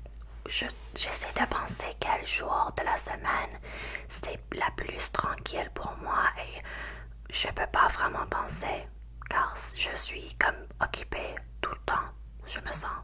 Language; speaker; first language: French; non-native, learner; English